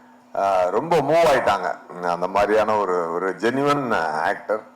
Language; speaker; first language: Tamil; native; Tamil